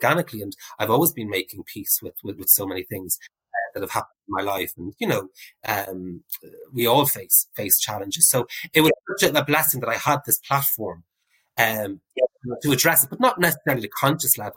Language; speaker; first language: English; native; English